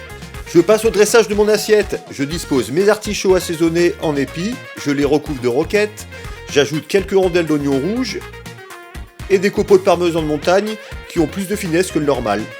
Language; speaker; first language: French; native; French